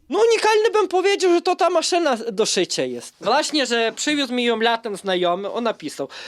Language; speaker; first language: Polish; early bilingual, heritage; Polish